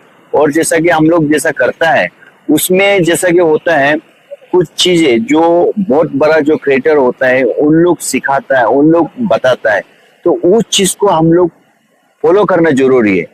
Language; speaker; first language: Hindi; non-native, local second language; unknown